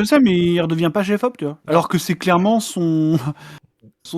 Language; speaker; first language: French; native; French